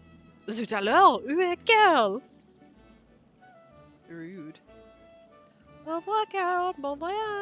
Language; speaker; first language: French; non-native, learner; English